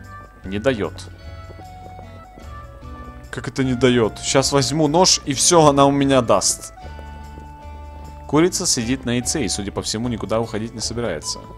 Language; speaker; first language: Russian; native; Russian